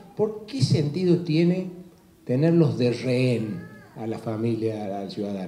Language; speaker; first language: Spanish; native; Spanish